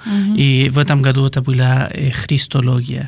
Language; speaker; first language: Russian; non-native, fluent; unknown